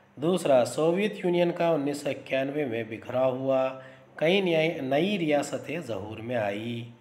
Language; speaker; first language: Urdu; native; Urdu